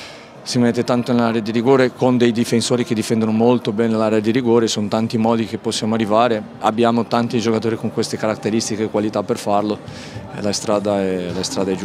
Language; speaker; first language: Italian; non-native, fluent; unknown